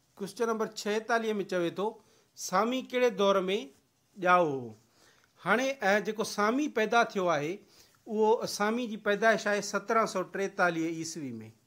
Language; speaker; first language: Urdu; non-native, local second language; Sindhi